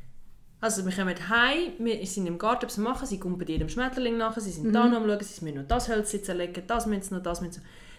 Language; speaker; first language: German; native; German